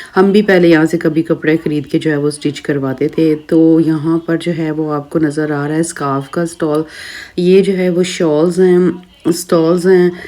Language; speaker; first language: Urdu; native; Urdu